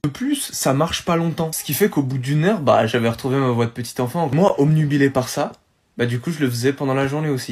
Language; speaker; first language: French; native; French